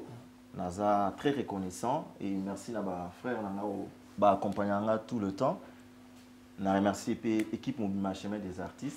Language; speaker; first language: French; non-native, local second language; Lingala